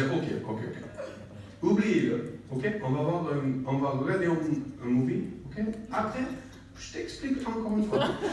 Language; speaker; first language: French; non-native, learner; English